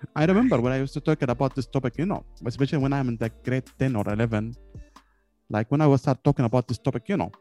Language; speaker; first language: English; non-native, learner; Arabic